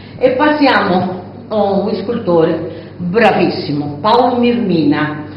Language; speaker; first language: Italian; non-native, fluent; Portuguese